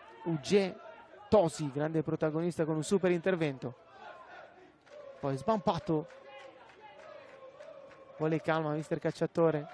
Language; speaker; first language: Italian; native; Italian